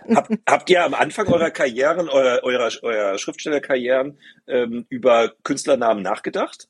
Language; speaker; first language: German; native; German